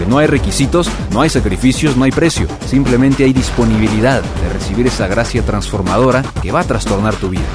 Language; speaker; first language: Spanish; native; Spanish